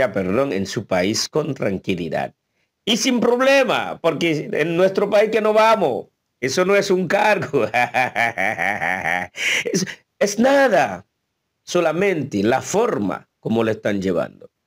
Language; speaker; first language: Spanish; non-native, fluent; Haitian Creole